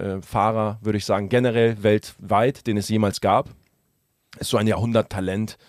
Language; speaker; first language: German; early bilingual, other home language; Russian